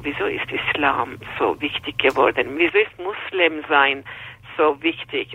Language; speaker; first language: German; non-native, fluent; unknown